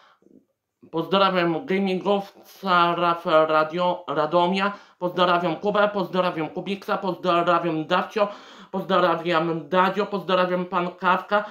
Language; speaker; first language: Polish; native; Polish